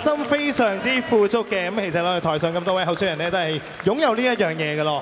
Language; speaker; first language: Cantonese; native; Cantonese